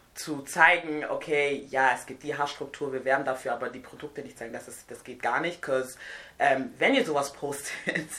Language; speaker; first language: German; non-native, fluent; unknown